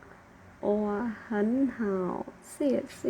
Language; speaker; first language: Chinese; non-native, learner; Khmer